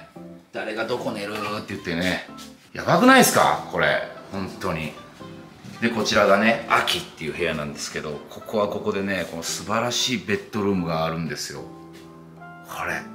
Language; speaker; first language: Japanese; native; Japanese